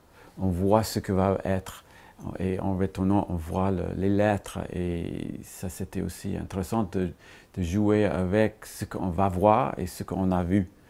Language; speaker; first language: French; non-native, fluent; English